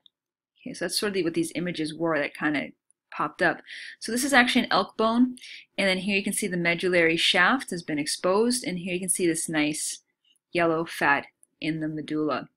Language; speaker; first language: English; native; English